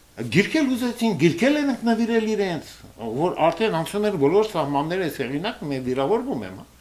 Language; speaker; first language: Armenian; early bilingual, heritage; Armenian